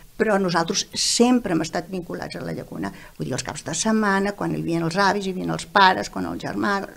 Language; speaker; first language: Catalan; native; Catalan